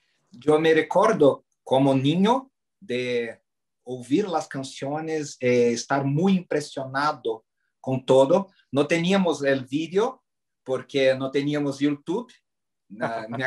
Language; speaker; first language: Spanish; non-native, learner; Portuguese